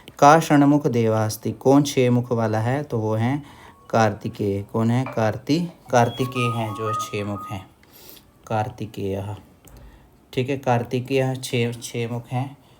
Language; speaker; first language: Hindi; native; Hindi